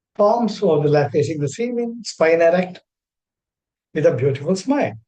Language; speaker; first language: English; non-native, local second language; Tamil